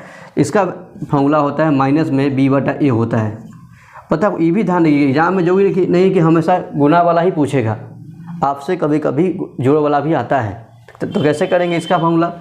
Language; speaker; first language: Hindi; native; Hindi